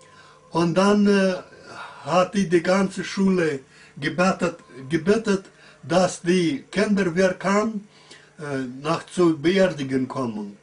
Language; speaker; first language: German; early bilingual, heritage; German